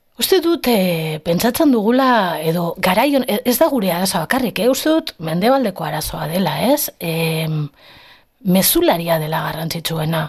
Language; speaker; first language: Basque; non-native, local second language; Spanish